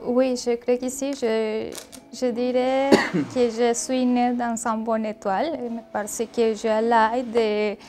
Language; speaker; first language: French; non-native, learner; Spanish